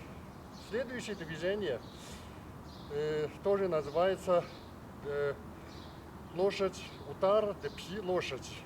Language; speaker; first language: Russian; non-native, learner; Chinese